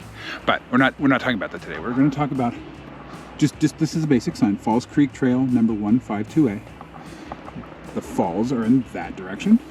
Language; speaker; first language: English; native; English